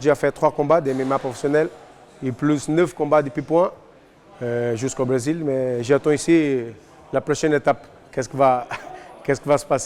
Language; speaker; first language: French; non-native, learner; Portuguese